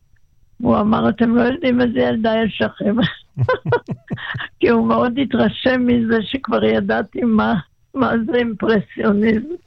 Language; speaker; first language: Hebrew; non-native, local second language; German